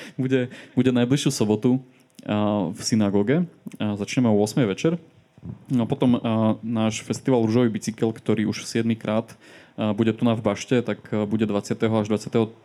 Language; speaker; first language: Slovak; native; Slovak